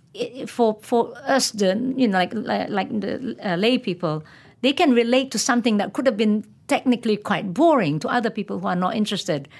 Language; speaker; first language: English; non-native, local second language; Malay